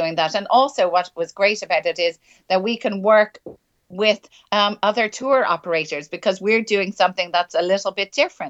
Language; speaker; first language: English; native; English